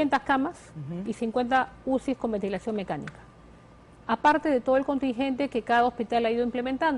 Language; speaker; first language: Spanish; native; Spanish